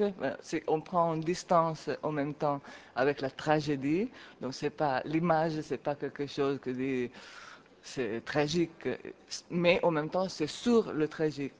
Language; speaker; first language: French; non-native, fluent; Italian